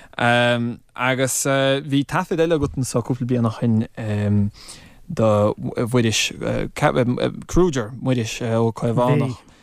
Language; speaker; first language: Irish; non-native, fluent; English